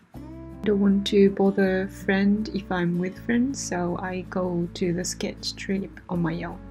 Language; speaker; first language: English; non-native, fluent; Japanese